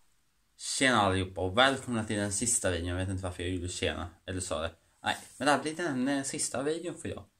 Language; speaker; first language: Swedish; native; Swedish